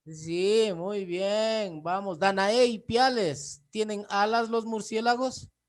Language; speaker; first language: Spanish; native; Spanish